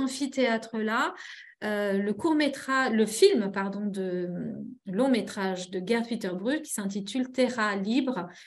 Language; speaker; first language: French; native; French